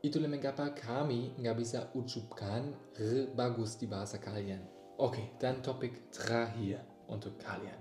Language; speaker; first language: Indonesian; non-native, learner; German